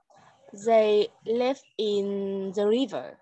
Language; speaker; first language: English; non-native, learner; Vietnamese